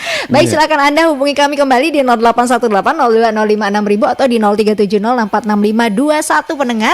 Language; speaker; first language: Indonesian; native; Indonesian